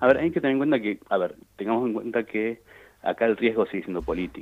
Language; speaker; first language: Spanish; native; Spanish